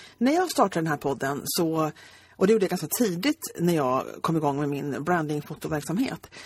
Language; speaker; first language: Swedish; native; Swedish